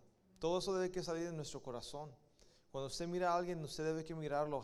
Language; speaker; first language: Spanish; early bilingual, heritage; Spanish